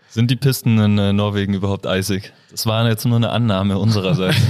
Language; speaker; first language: German; native; German